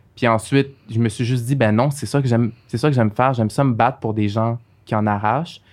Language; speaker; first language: French; early bilingual, other home language; Arabic